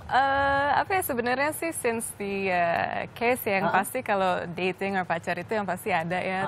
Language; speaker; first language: Indonesian; early bilingual, heritage; Indonesian